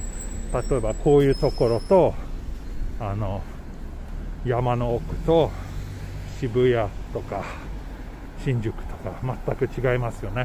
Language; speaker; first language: Japanese; non-native, fluent; Swedish